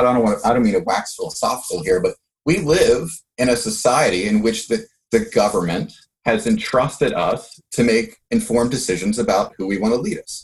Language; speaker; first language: English; native; English